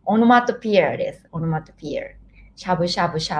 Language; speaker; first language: Japanese; non-native, fluent; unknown